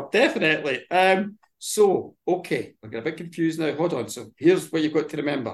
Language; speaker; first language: English; native; English